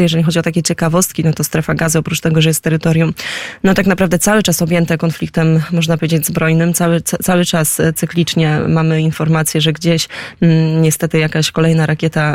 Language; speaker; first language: Polish; native; Polish